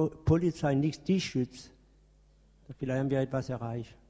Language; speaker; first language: German; non-native, fluent; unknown